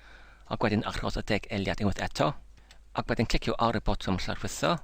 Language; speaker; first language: Welsh; non-native, learner; English